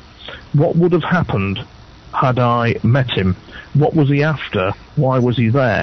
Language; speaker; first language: English; native; English